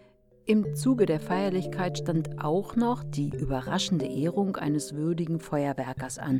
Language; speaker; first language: German; native; German